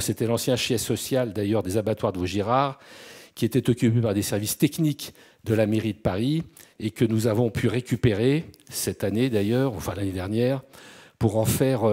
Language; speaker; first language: French; native; French